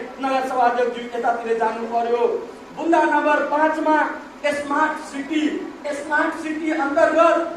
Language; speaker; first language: Nepali; non-native, local second language; Maithili